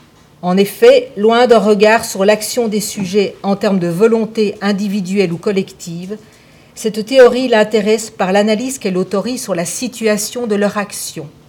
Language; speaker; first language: French; native; French